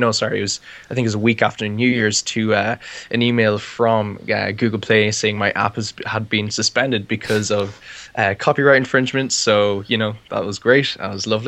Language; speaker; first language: English; native; English